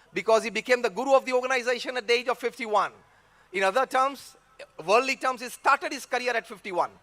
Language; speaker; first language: English; non-native, local second language; Gujarati